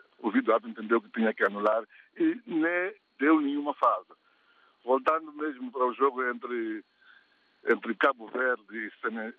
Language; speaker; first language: Portuguese; non-native, local second language; Tsonga